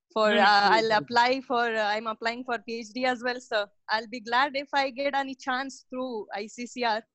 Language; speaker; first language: English; non-native, fluent; Persian